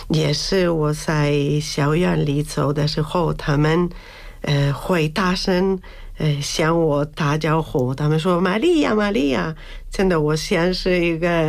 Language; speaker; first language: Chinese; non-native, fluent; Spanish